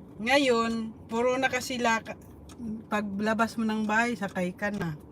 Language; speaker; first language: Filipino; non-native, local second language; Bikol